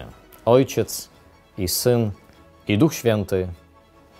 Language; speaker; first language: Polish; non-native, fluent; Ukrainian